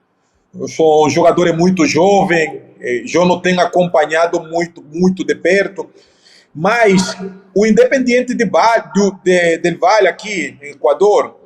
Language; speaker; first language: Portuguese; non-native, fluent; Spanish